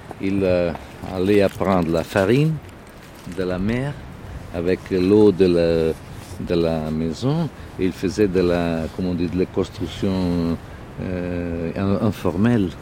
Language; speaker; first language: French; non-native, learner; Italian